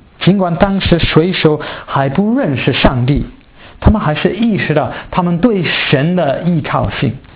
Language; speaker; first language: Chinese; non-native, fluent; English